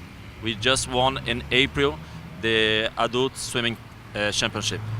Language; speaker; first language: English; non-native, learner; Portuguese